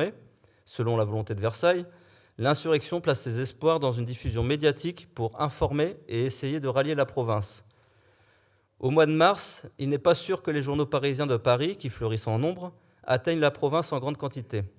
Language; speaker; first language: French; native; French